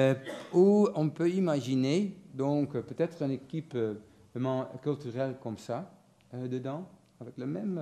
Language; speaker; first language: French; non-native, fluent; Dutch